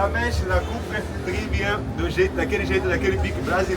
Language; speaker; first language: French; non-native, learner; Portuguese